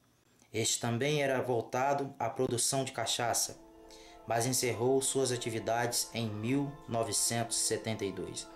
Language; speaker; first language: Portuguese; native; Portuguese